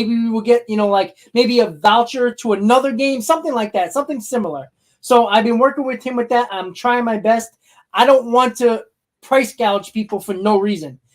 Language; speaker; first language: English; native; English